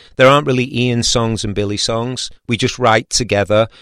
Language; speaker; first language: English; native; English